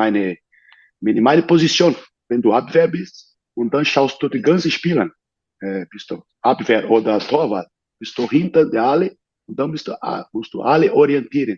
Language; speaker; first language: German; non-native, learner; Portuguese